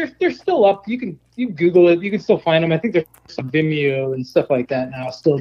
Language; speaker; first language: English; native; English